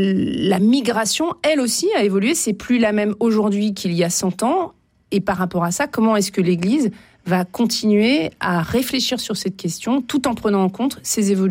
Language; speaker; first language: French; native; French